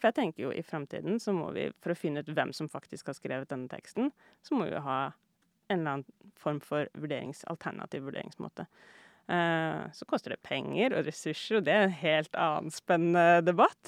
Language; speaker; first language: Norwegian; native; Norwegian